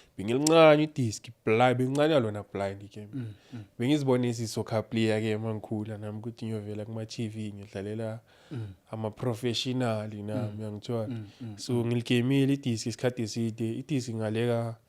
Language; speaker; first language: Zulu; native; Zulu